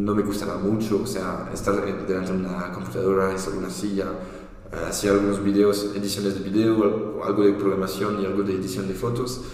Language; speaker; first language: Spanish; non-native, fluent; French